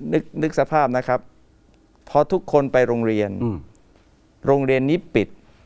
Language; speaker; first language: Thai; native; Thai